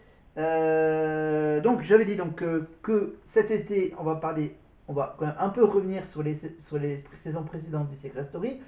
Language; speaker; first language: French; native; French